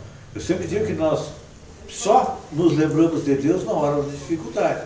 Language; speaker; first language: Portuguese; native; Portuguese